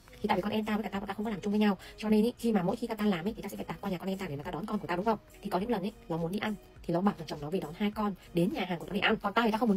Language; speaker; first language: Vietnamese; native; Vietnamese